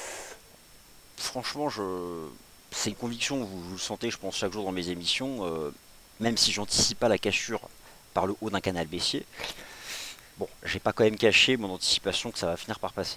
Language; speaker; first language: French; native; French